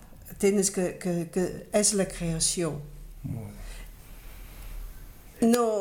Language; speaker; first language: Catalan; early bilingual, heritage; Catalan